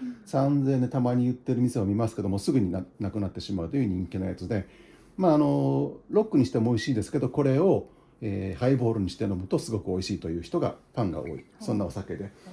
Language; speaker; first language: Japanese; native; Japanese